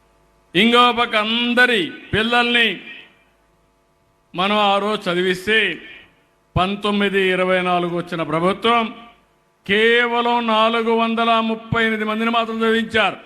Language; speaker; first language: Telugu; native; Telugu